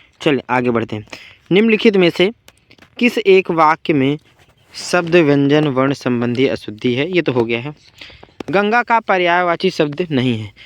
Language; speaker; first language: Hindi; native; Hindi